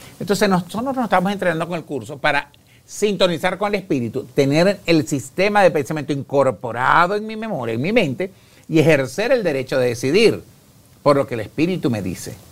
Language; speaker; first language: Spanish; native; Spanish